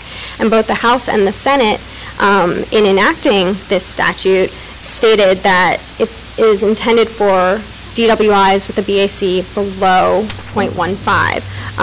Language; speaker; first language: English; native; English